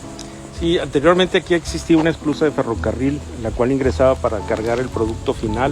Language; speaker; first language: Spanish; native; Spanish